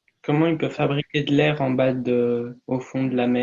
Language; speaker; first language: French; native; French